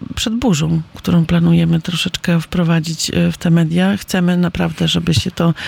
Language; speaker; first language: Polish; native; Polish